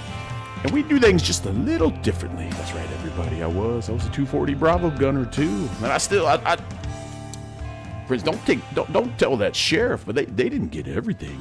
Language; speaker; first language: English; native; English